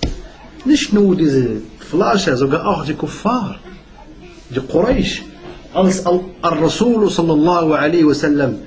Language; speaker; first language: German; non-native, learner; Arabic